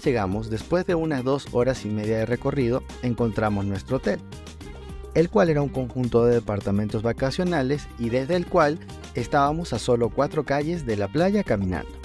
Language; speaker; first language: Spanish; native; Spanish